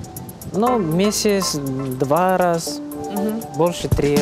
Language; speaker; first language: Russian; non-native, learner; Turkmen